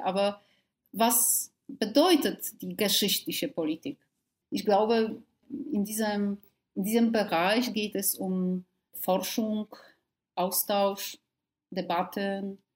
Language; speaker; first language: German; non-native, fluent; Polish